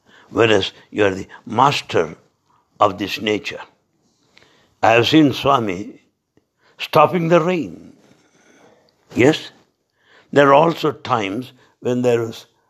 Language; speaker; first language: English; non-native, local second language; Telugu